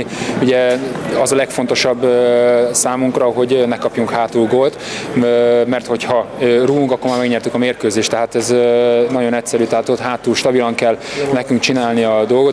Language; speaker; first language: Hungarian; native; Hungarian